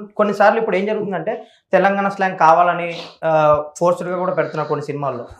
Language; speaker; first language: Telugu; native; Telugu